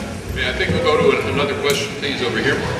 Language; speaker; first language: English; native; English